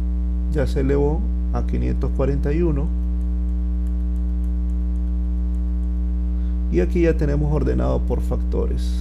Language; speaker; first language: Spanish; native; Spanish